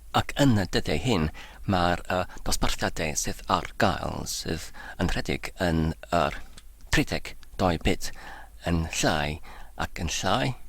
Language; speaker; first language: Welsh; non-native, fluent; German